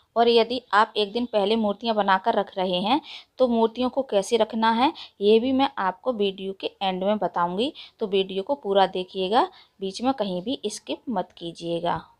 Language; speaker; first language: Hindi; native; Hindi